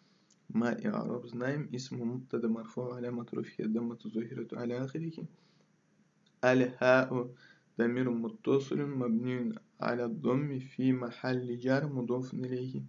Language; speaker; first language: Arabic; non-native, fluent; Russian